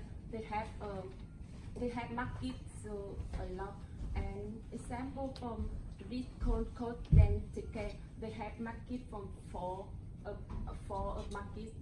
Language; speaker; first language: English; non-native, learner; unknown